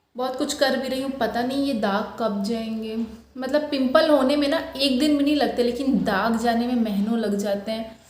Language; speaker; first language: Hindi; non-native, local second language; Bangla